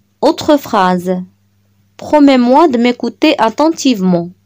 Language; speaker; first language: French; non-native, local second language; Arabic